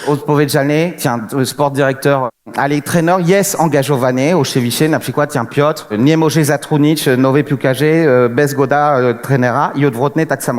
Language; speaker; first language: Polish; non-native, fluent; French